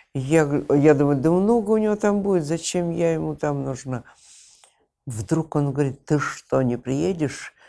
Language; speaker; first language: Russian; native; Russian